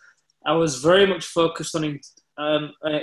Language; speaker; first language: English; native; English